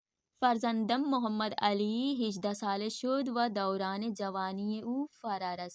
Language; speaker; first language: Persian; non-native, fluent; Urdu